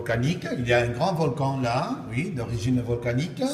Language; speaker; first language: French; non-native, fluent; Spanish